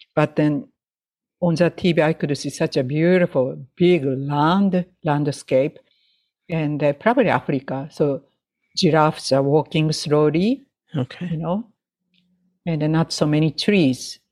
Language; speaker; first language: English; non-native, fluent; Japanese